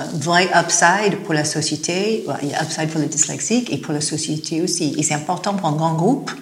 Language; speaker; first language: French; non-native, fluent; English